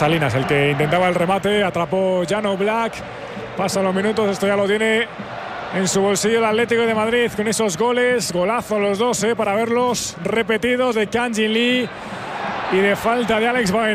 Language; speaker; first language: Spanish; native; Spanish